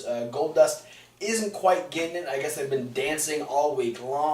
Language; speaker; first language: English; native; English